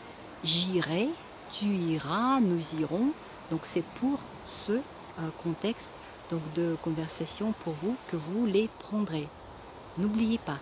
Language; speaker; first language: French; non-native, fluent; Russian